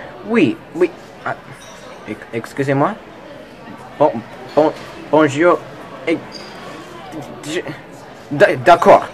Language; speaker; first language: French; non-native, learner; English